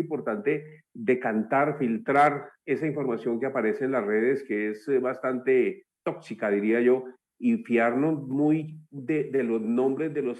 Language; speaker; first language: Spanish; native; Spanish